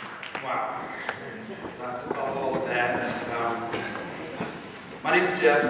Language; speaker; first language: English; native; English